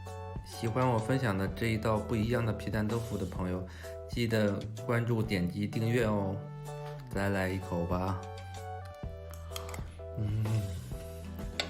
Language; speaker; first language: Chinese; native; Chinese